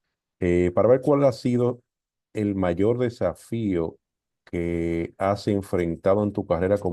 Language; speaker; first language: Spanish; native; Spanish